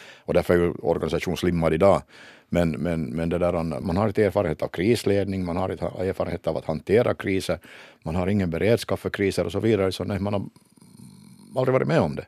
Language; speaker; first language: Swedish; native; Swedish